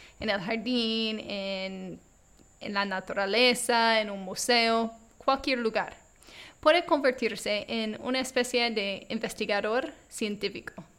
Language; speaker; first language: Spanish; non-native, fluent; English